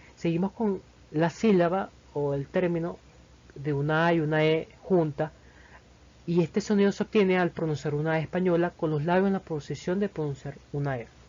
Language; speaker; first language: Spanish; native; Spanish